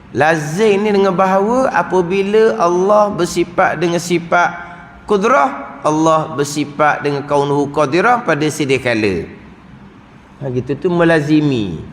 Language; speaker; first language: Malay; native; Malay